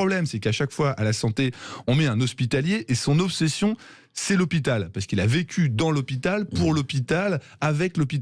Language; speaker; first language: French; native; French